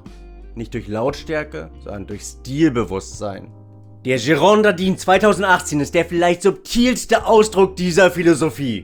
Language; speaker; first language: German; native; German